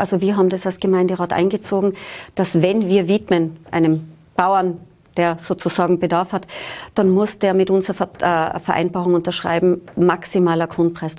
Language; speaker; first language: German; native; German